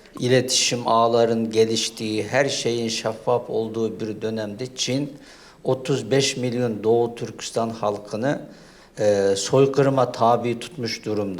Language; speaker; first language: Turkish; non-native, fluent; Uyghur